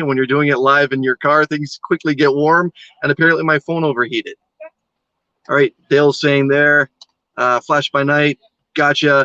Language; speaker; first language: English; native; English